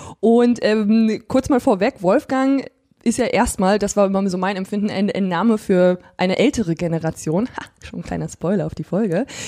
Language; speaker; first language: German; native; German